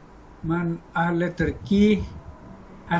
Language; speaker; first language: Persian; non-native, learner; Bangla